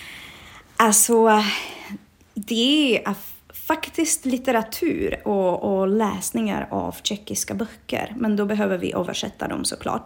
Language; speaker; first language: Swedish; non-native, fluent; Czech